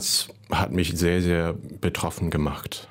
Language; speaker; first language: German; non-native, fluent; Cantonese